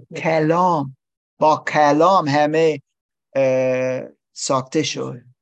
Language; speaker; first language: Persian; non-native, learner; English